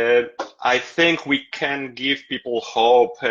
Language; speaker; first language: English; non-native, learner; Polish